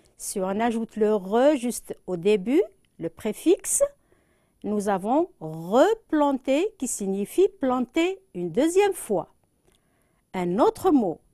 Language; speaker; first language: French; non-native, local second language; Arabic